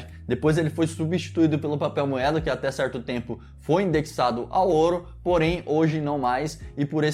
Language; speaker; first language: Portuguese; native; Portuguese